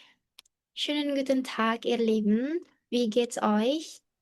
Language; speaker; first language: German; non-native, fluent; Indonesian